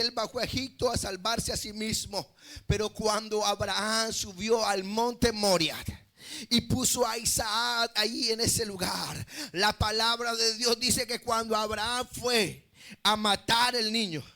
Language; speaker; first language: Spanish; native; Spanish